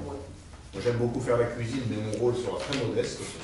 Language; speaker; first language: French; native; French